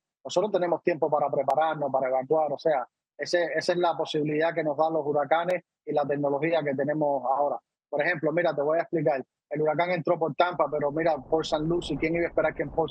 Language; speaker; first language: Spanish; native; Spanish